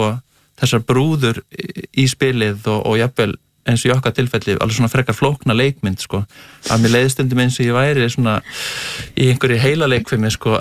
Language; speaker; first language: Icelandic; native; Icelandic